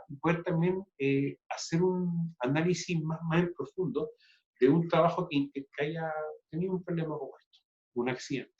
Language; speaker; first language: Spanish; native; Spanish